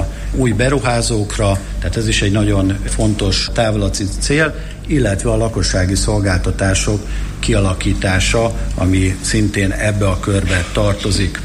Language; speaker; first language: Hungarian; native; Hungarian